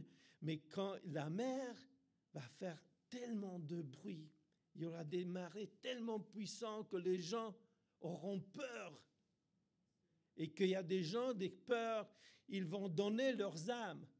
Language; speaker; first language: French; non-native, fluent; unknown